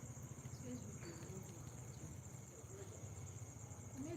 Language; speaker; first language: English; non-native, local second language; Igbo